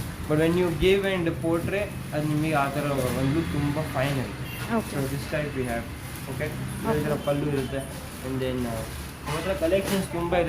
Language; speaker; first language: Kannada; non-native, local second language; Hindi